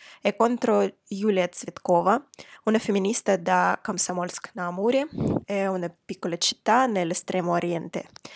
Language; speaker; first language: Italian; non-native, fluent; Russian